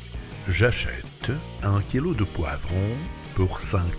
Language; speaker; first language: French; non-native, fluent; Russian